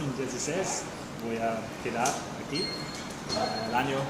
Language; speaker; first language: Spanish; non-native, learner; English